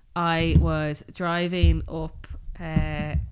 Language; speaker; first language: English; native; English